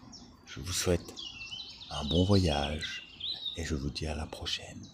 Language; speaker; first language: French; native; French